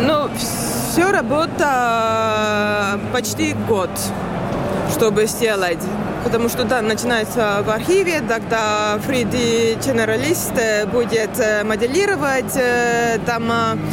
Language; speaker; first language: Russian; non-native, learner; Estonian